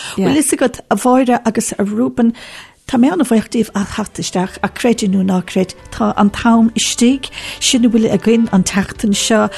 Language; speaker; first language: Irish; native; Irish